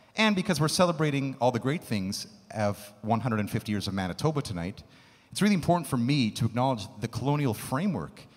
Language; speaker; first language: English; native; English